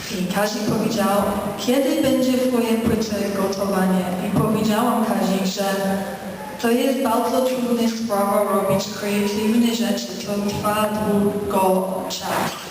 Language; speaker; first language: Polish; early bilingual, heritage; English